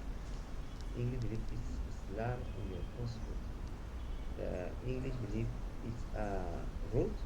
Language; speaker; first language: English; non-native, learner; Spanish